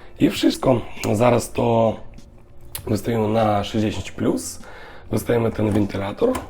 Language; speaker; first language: Polish; non-native, learner; Russian